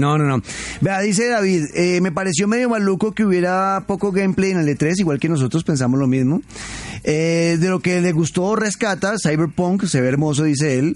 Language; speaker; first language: Spanish; native; Spanish